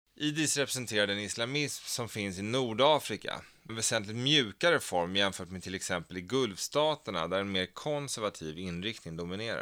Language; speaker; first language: Swedish; native; Swedish